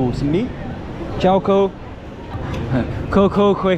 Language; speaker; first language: Vietnamese; non-native, learner; English